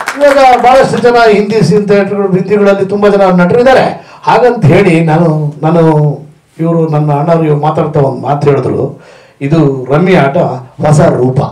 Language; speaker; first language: Kannada; native; Kannada